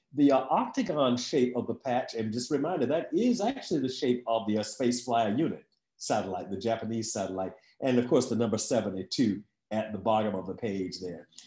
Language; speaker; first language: English; native; English